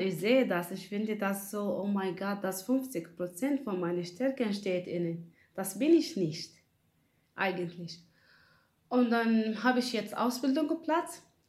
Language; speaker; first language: German; non-native, learner; Arabic